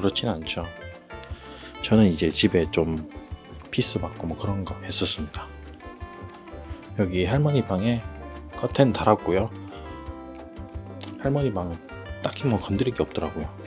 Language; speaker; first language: Korean; native; Korean